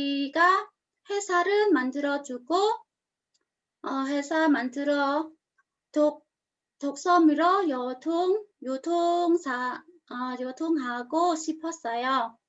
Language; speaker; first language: Korean; non-native, learner; Khmer